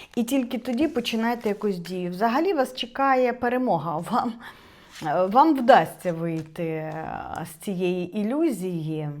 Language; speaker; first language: Ukrainian; non-native, local second language; Russian